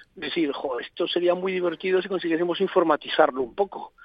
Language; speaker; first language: Spanish; native; Spanish